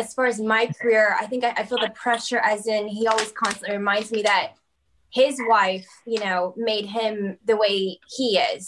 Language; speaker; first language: English; native; English